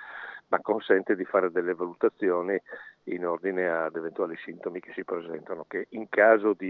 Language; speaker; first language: Italian; native; Italian